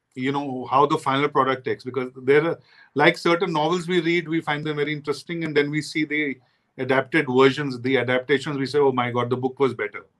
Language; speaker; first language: English; non-native, local second language; Hindi